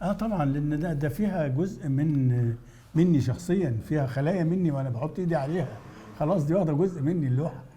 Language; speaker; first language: Egyptian Arabic; native; Egyptian Arabic